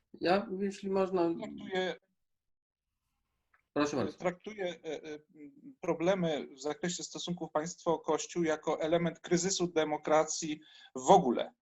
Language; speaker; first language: Polish; native; Polish